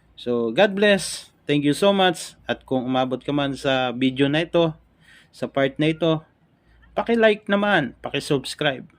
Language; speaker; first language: Filipino; non-native, local second language; Romany